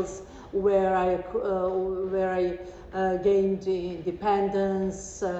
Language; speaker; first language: English; non-native, fluent; Serbian